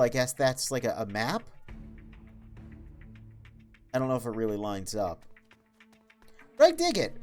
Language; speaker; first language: English; native; English